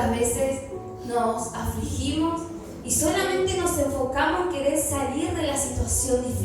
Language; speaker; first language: Spanish; native; Spanish